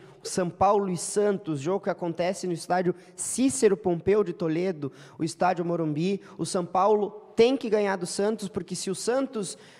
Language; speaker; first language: Portuguese; native; Portuguese